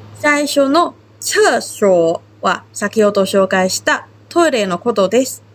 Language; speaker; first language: Japanese; non-native, fluent; Chinese